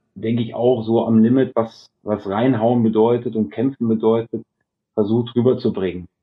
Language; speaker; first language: German; early bilingual, other home language; Dutch